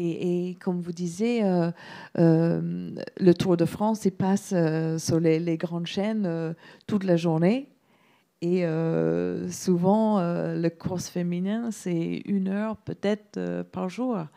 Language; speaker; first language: French; non-native, fluent; English